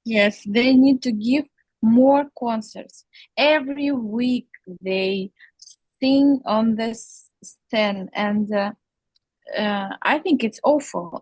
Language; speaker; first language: English; non-native, learner; Russian